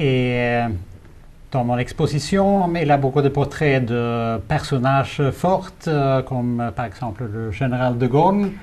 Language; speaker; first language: French; non-native, fluent; Swedish